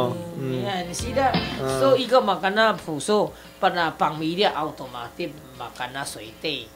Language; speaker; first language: Filipino; non-native, learner; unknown